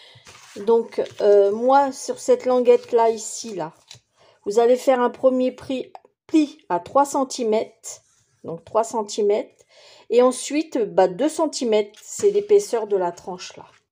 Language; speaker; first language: French; native; French